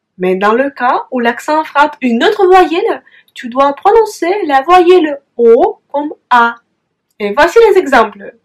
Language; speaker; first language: French; non-native, fluent; Russian